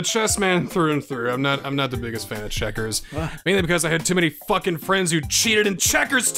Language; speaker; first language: English; native; English